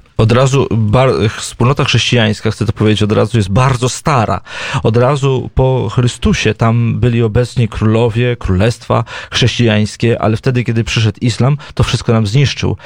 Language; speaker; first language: Polish; native; Polish